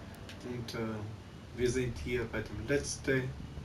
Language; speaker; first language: German; non-native, local second language; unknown